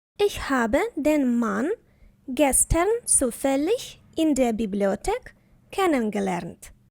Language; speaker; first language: German; non-native, fluent; Ukrainian